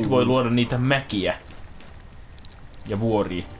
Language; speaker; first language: Finnish; native; Finnish